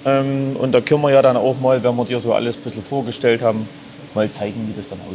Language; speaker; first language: German; native; German